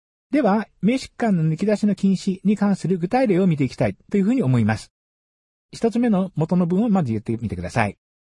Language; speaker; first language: Japanese; native; Japanese